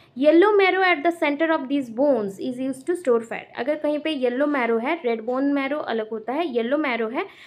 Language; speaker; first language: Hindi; non-native, local second language; Odia